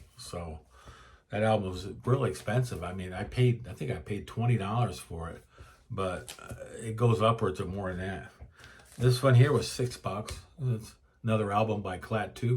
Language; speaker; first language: English; native; English